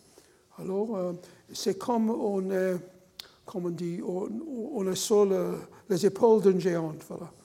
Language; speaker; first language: French; non-native, fluent; English